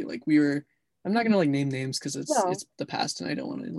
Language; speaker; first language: English; native; English